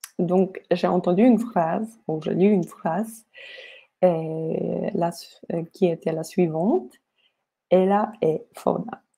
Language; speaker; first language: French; non-native, fluent; Polish